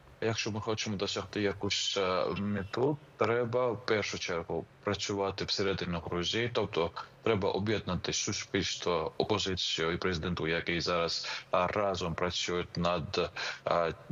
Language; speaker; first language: Ukrainian; non-native, fluent; Georgian